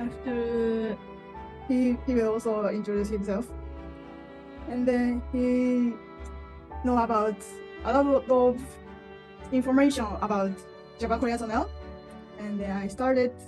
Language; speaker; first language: English; non-native, learner; Japanese